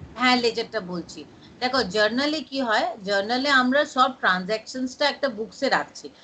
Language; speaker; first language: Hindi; non-native, local second language; Bangla